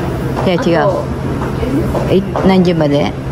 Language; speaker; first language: Japanese; non-native, fluent; Filipino